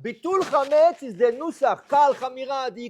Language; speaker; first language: Hebrew; non-native, fluent; English